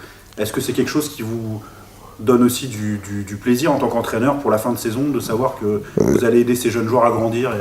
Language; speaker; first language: French; native; French